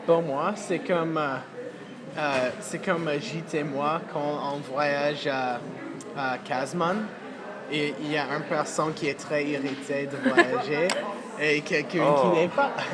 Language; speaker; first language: French; non-native, fluent; English